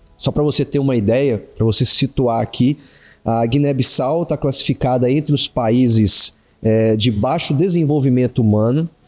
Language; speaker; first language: Portuguese; native; Portuguese